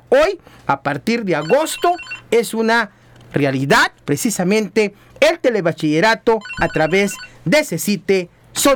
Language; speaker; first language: Spanish; native; Spanish